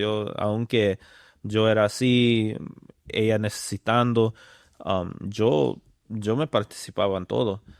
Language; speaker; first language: Spanish; early bilingual, other home language; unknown